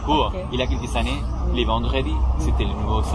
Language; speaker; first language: French; non-native, fluent; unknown